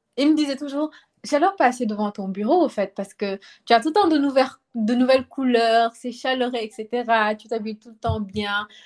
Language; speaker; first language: French; non-native, local second language; Wolof